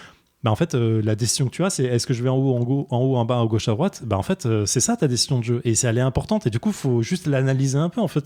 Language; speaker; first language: French; native; French